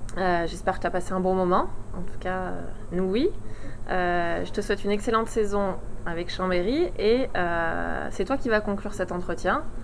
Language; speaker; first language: French; native; French